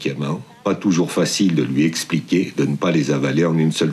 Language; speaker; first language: French; native; French